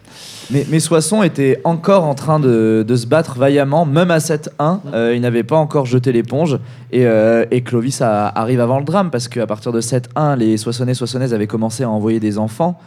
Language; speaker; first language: French; native; French